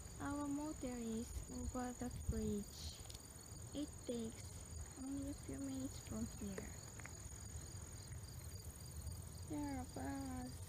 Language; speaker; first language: English; non-native, learner; Japanese